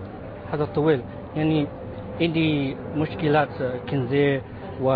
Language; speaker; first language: Arabic; non-native, learner; Filipino